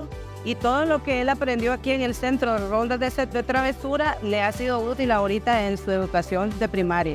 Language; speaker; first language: Spanish; native; Spanish